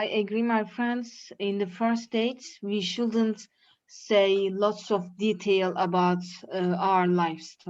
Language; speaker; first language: English; non-native, learner; Turkish